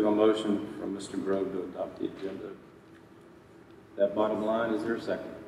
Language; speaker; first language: English; native; English